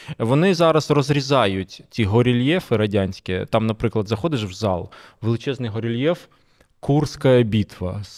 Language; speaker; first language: Ukrainian; non-native, local second language; Russian